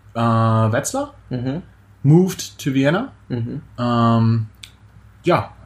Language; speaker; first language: English; non-native, fluent; German